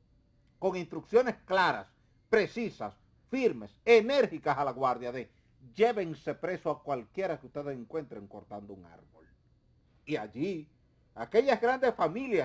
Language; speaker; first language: Spanish; native; Spanish